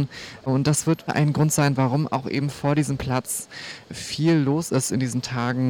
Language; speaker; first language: German; native; German